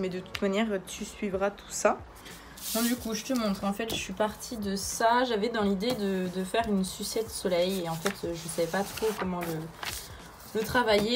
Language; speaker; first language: French; native; French